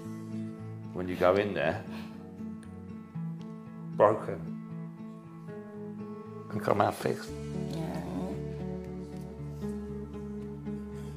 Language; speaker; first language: English; native; English